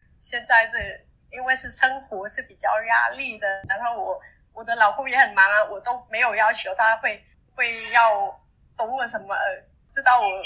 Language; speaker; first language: Chinese; non-native, fluent; Vietnamese